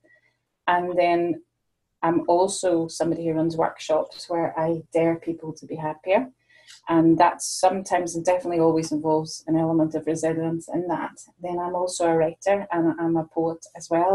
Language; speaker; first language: English; native; English